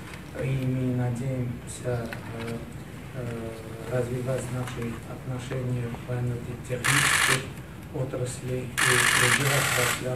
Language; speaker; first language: Russian; non-native, fluent; Armenian